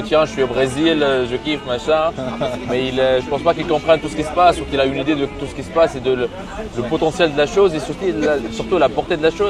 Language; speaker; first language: French; native; French